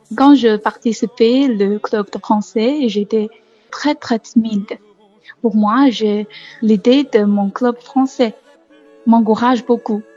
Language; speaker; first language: French; non-native, learner; Chinese